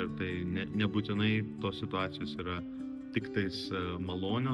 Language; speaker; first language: Lithuanian; native; Lithuanian